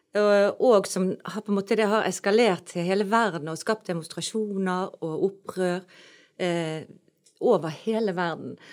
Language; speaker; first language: Norwegian; native; Norwegian